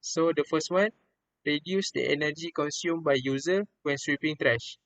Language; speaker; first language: English; non-native, local second language; Malay